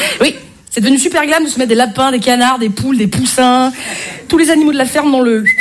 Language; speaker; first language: French; native; French